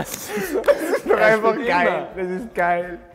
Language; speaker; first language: German; native; German